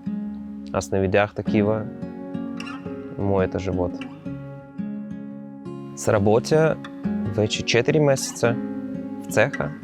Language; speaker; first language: Bulgarian; non-native, learner; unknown